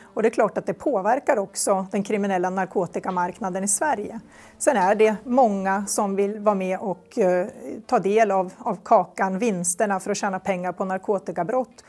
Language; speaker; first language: Swedish; native; Swedish